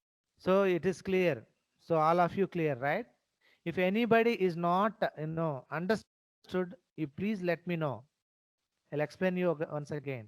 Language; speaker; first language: English; non-native, local second language; Telugu